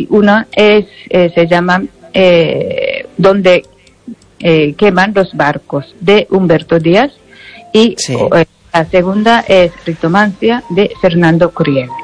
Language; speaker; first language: Spanish; non-native, learner; Japanese